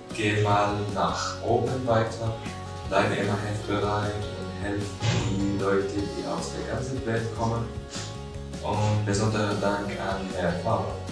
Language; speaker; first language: German; non-native, learner; Arabic